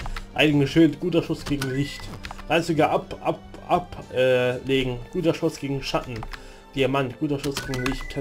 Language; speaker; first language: German; native; German